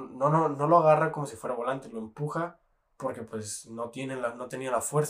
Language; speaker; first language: Spanish; native; Spanish